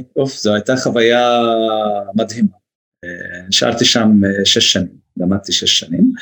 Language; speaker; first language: Hebrew; non-native, local second language; Arabic